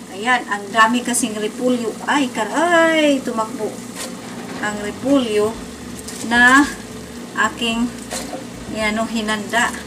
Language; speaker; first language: Filipino; non-native, local second language; Cebuano